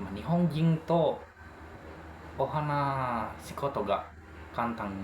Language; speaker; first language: Japanese; non-native, learner; Indonesian